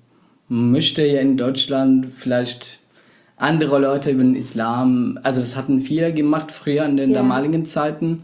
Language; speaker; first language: German; non-native, fluent; Arabic